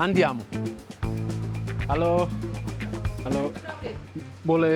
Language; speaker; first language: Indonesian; non-native, learner; Italian